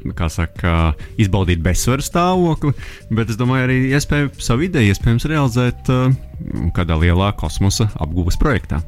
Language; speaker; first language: Latvian; native; Latvian